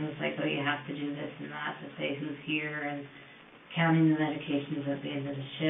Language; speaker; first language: English; native; English